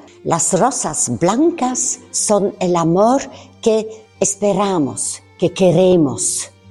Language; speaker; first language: Spanish; non-native, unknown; Dutch